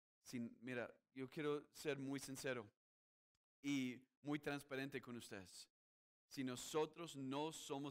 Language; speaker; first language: Spanish; non-native, fluent; English